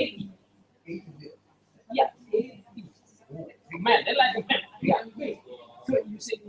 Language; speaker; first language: English; non-native, learner; Indonesian